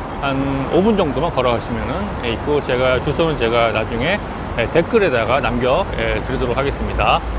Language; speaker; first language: Korean; native; Korean